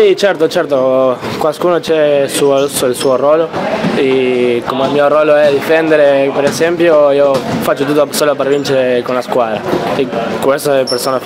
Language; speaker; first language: Italian; non-native, learner; Spanish